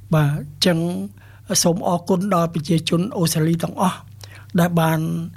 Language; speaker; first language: Khmer; native; Khmer